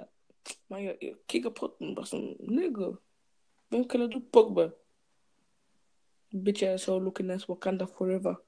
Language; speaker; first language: Danish; early bilingual, other home language; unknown